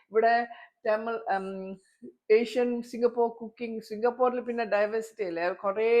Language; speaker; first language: Malayalam; early bilingual, heritage; Malayalam